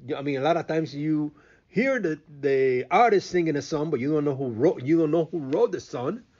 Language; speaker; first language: English; non-native, fluent; Spanish